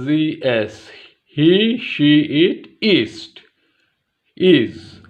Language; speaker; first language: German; non-native, fluent; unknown